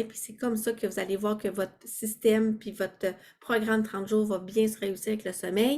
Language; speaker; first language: French; native; French